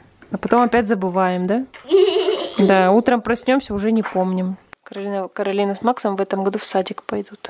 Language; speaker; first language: Russian; native; Russian